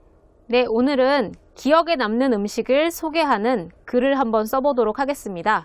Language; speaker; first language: Korean; native; Korean